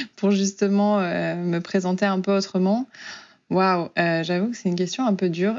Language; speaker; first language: French; native; French